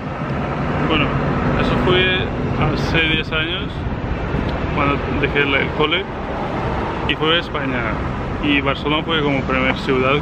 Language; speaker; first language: Spanish; non-native, fluent; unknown